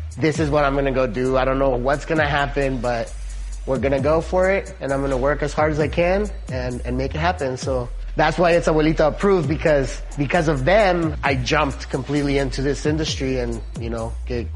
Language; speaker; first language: English; early bilingual, other home language; Spanish